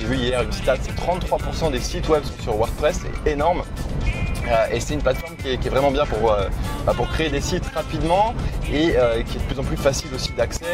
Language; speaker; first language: French; native; French